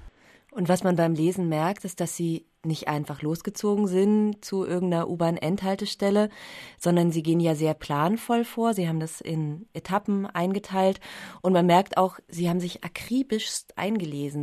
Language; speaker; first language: German; native; German